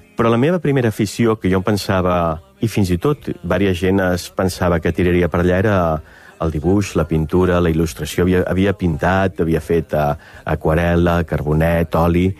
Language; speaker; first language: Catalan; native; Catalan